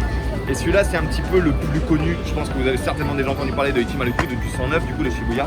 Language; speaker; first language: French; native; French